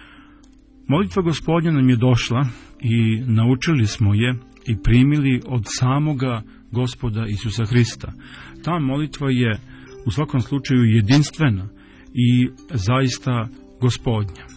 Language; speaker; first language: Serbian; native; Serbian